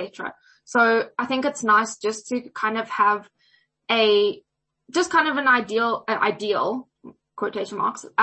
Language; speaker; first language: English; native; English